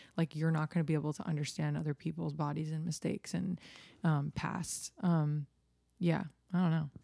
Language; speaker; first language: English; native; English